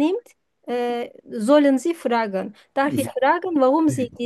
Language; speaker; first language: German; non-native, fluent; Turkish